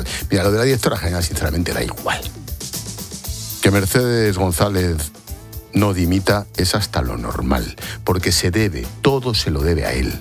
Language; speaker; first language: Spanish; native; Spanish